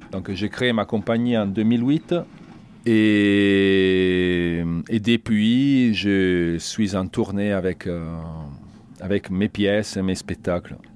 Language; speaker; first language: French; non-native, fluent; Italian